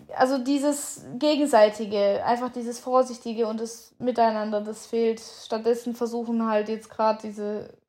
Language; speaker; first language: German; native; German